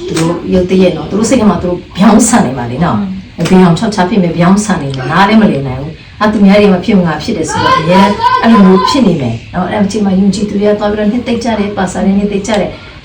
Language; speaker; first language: Burmese; non-native, local second language; Thado Chin